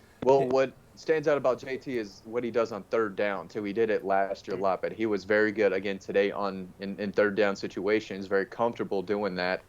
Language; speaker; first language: English; native; English